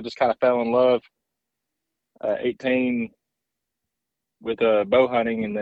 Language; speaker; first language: English; native; English